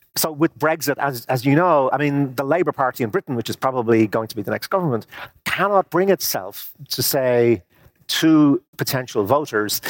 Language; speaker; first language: English; native; English